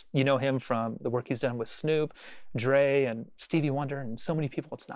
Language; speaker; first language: English; native; English